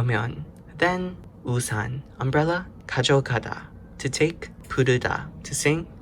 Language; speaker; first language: Korean; non-native, learner; English